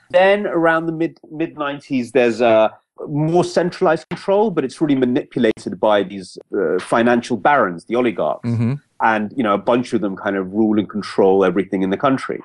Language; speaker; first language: English; native; English